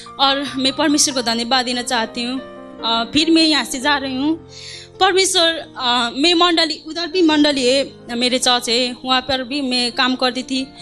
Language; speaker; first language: Hindi; non-native, fluent; Nepali